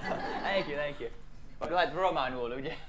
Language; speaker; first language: Hungarian; non-native, fluent; English